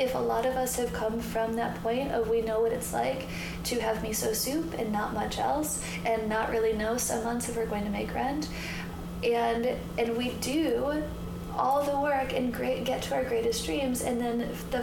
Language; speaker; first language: English; native; English